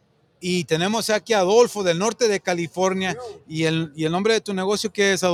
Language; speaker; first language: Spanish; native; Spanish